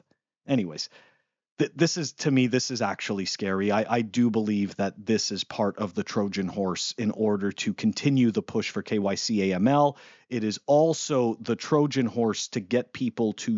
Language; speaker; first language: English; native; English